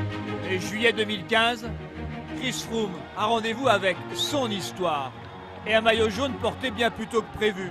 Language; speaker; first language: French; native; French